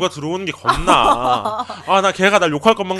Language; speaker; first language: Korean; native; Korean